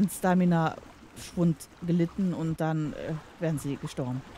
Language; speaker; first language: German; native; German